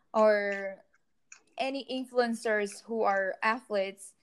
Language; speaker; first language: English; non-native, fluent; Chinese